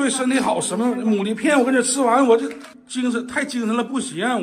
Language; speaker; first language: Chinese; native; Chinese